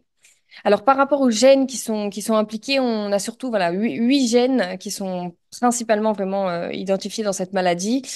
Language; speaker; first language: French; native; French